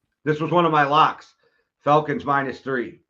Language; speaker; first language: English; native; English